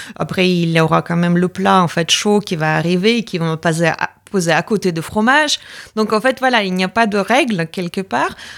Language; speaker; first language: French; non-native, fluent; Latvian